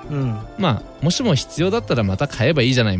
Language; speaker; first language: Japanese; native; Japanese